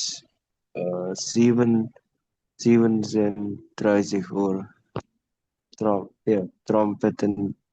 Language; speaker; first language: German; non-native, learner; Indonesian